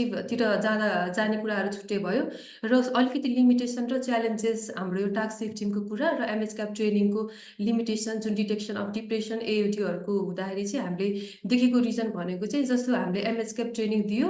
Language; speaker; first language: Nepali; native; Nepali